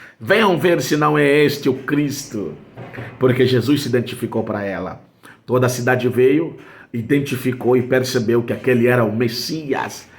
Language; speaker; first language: Portuguese; native; Portuguese